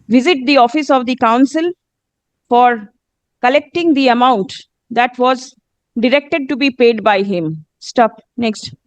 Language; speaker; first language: English; non-native, local second language; Bangla